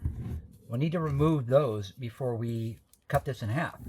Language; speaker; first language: English; native; English